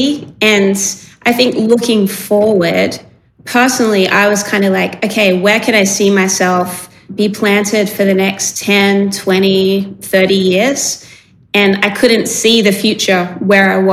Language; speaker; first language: English; native; English